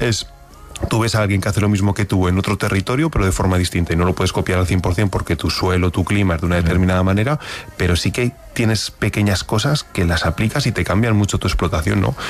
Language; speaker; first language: Spanish; native; Spanish